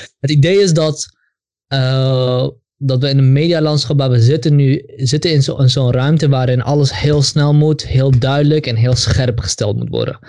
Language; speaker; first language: Dutch; native; Dutch